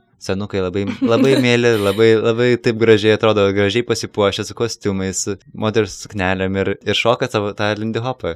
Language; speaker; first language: Lithuanian; native; Lithuanian